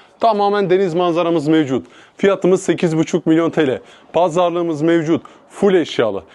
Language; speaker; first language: Turkish; native; Turkish